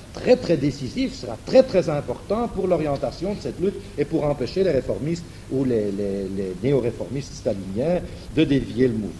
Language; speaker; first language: French; non-native, fluent; German